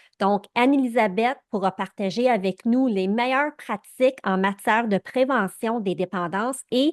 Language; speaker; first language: French; native; French